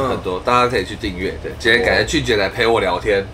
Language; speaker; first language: Chinese; native; Chinese